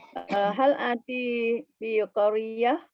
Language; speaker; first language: Arabic; non-native, learner; Malay